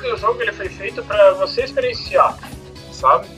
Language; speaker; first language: Portuguese; native; Portuguese